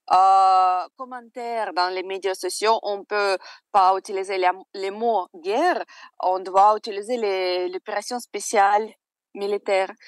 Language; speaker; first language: French; non-native, fluent; Russian